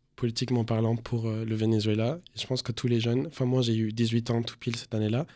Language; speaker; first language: French; non-native, fluent; Spanish